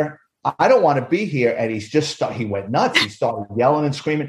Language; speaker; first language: English; native; English